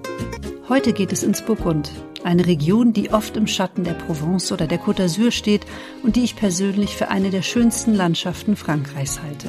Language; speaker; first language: German; native; German